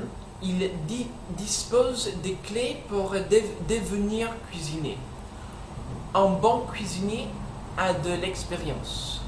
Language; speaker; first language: French; non-native, learner; English